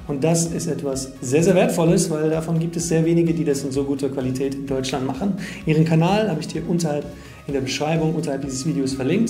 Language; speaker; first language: German; native; German